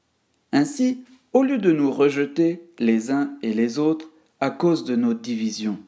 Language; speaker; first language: French; native; French